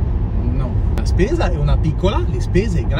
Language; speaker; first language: Italian; early bilingual, heritage; Italian